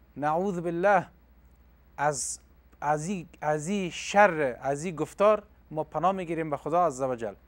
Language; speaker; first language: Persian; non-native, local second language; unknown